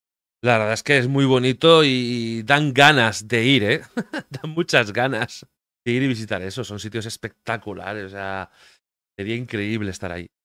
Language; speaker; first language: Spanish; native; Spanish